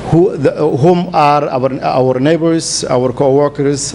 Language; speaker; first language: English; non-native, fluent; Somali